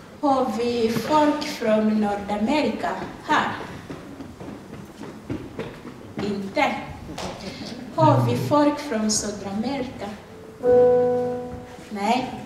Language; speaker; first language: Swedish; non-native, learner; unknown